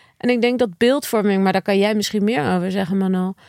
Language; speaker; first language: Dutch; native; Dutch